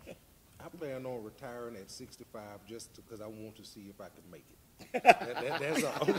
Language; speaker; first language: English; native; English